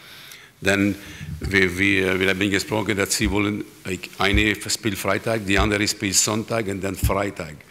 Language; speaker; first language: German; non-native, learner; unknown